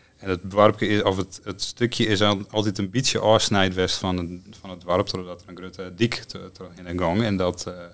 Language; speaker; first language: Dutch; non-native, local second language; Western Frisian